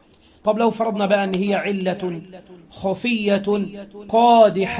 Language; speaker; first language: Arabic; native; Arabic